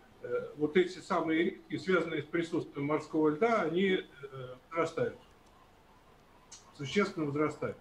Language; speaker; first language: Russian; native; Russian